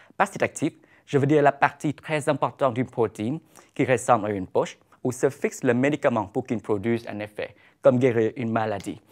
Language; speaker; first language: French; non-native, fluent; Vietnamese